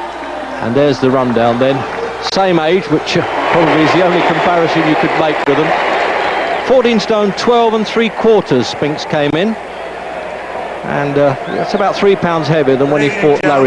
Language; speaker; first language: English; native; English